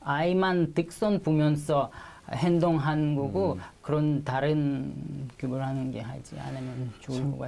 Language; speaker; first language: Korean; non-native, learner; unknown